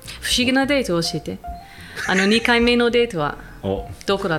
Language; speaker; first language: Japanese; non-native, fluent; English